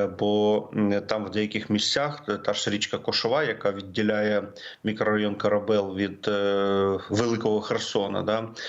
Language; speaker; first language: Ukrainian; native; Ukrainian